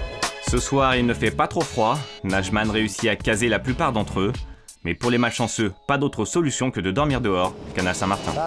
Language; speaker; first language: French; native; French